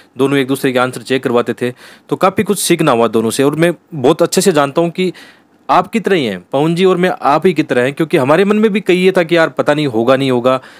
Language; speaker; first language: Hindi; native; Hindi